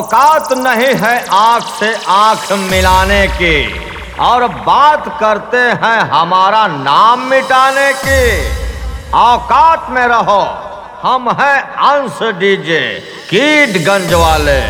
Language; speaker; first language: Hindi; non-native, local second language; Bhojpuri